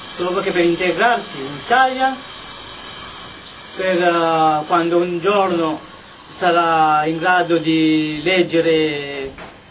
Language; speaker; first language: Italian; non-native, learner; Morisyen